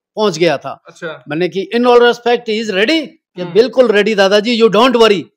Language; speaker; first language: Hindi; native; Hindi